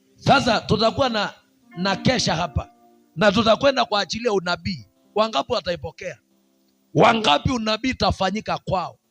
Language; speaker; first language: Swahili; non-native, local second language; Masai